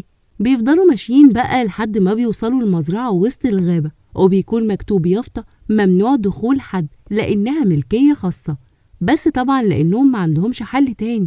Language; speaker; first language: Arabic; native; Arabic